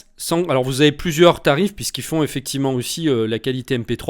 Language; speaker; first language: French; native; French